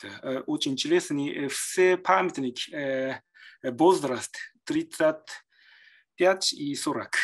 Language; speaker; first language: Russian; non-native, learner; Japanese